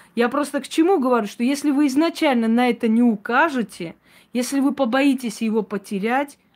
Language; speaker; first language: Russian; non-native, local second language; Armenian